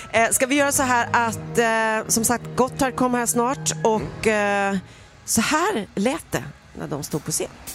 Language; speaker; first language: Swedish; native; Swedish